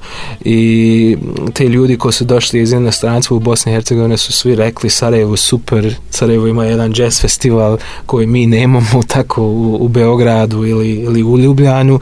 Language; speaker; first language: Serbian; non-native, fluent; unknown